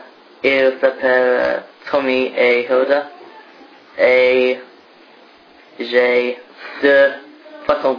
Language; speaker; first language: French; non-native, learner; English